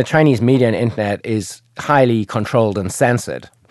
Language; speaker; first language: English; native; English